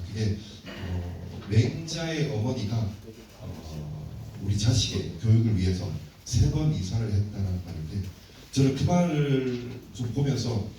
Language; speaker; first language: Korean; native; Korean